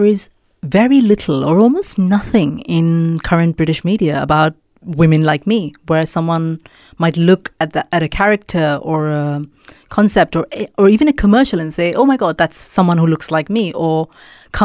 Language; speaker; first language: English; non-native, local second language; Malayalam